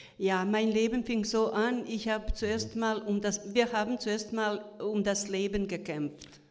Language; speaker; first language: German; non-native, fluent; Croatian